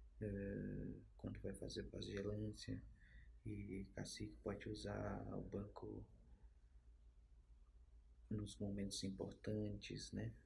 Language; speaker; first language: Portuguese; non-native, local second language; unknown